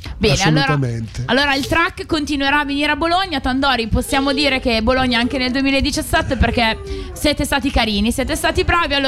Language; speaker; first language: Italian; native; Italian